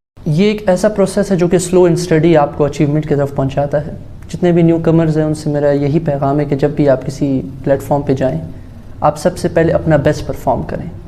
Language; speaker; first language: Urdu; non-native, local second language; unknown